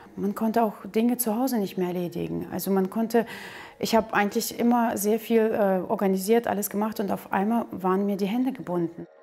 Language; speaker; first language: German; early bilingual, other home language; Russian